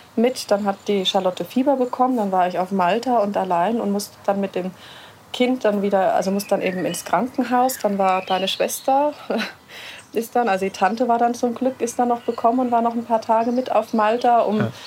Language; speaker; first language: German; native; German